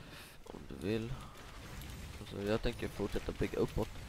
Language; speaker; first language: Swedish; native; Swedish